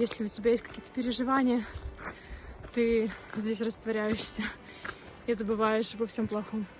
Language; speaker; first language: Russian; native; Russian